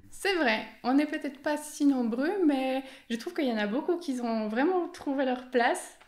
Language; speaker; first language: French; non-native, fluent; Polish